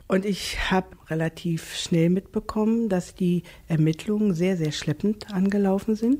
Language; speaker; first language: German; native; German